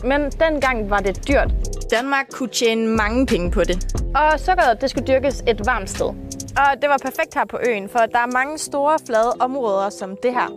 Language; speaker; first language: Danish; native; Danish